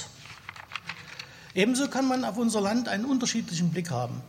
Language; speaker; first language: German; native; German